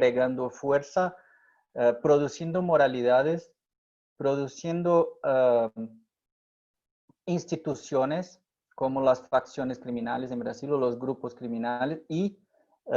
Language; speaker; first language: Spanish; non-native, fluent; Portuguese